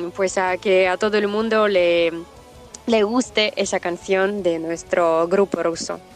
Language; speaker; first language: Spanish; non-native, fluent; Russian